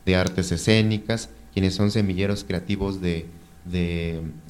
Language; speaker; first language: Spanish; non-native, local second language; Mixtepec Mixtec